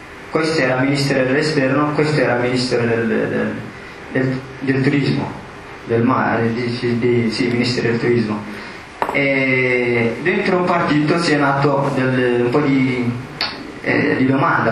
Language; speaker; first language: Italian; non-native, fluent; Tigrinya